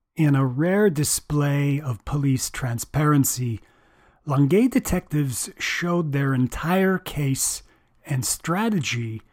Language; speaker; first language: English; native; English